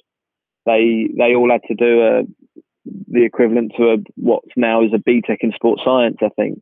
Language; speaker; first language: English; native; English